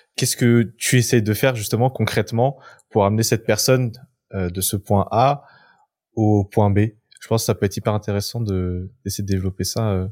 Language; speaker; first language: French; native; French